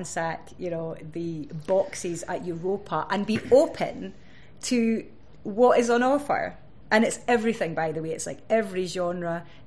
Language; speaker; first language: English; native; English